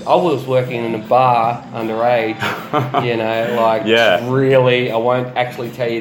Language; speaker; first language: English; native; English